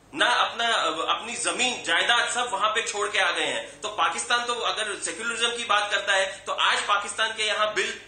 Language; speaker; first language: Hindi; native; Hindi